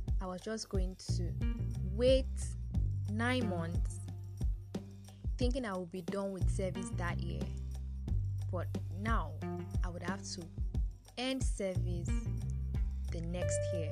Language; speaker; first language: English; non-native, local second language; Yoruba